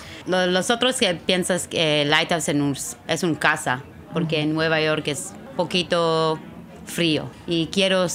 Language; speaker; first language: Spanish; non-native, learner; Hebrew